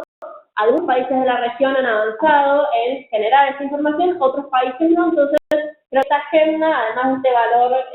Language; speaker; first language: Spanish; native; Spanish